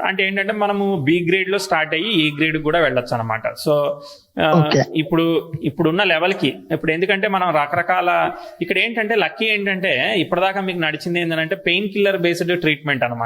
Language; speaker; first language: Telugu; native; Telugu